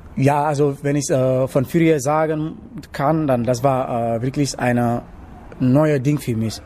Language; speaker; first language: German; non-native, learner; Wolof